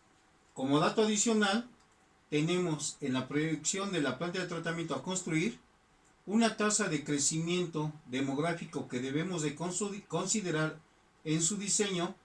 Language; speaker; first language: Spanish; native; Spanish